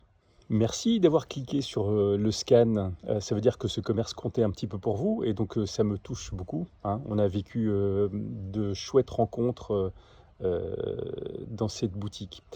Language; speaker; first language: French; native; French